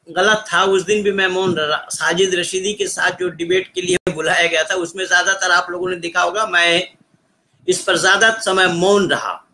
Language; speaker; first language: Hindi; native; Hindi